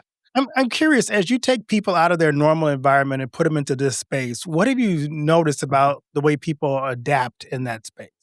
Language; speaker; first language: English; native; English